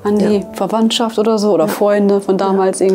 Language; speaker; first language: German; native; German